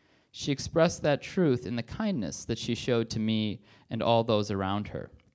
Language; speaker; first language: English; native; English